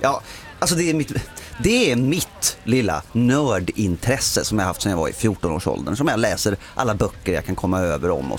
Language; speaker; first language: Swedish; native; Swedish